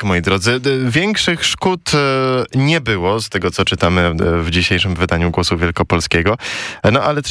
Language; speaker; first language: Polish; native; Polish